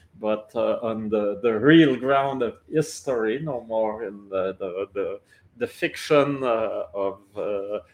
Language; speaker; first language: English; non-native, local second language; French